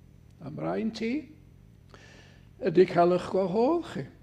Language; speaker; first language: Welsh; native; Welsh